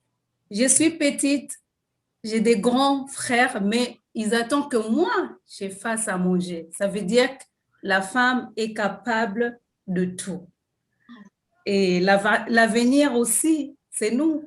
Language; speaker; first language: French; non-native, fluent; Swahili